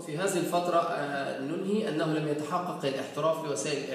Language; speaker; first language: Arabic; native; Arabic